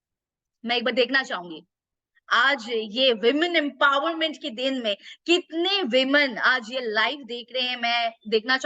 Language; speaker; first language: Hindi; native; Hindi